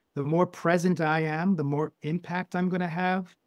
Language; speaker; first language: English; native; English